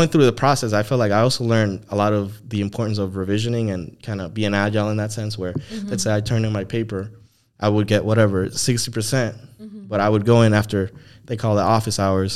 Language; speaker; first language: English; non-native, fluent; Spanish